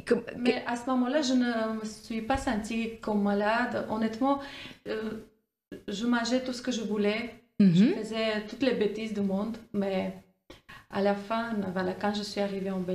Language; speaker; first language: French; non-native, fluent; Armenian